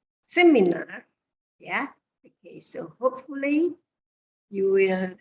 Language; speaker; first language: English; non-native, fluent; Indonesian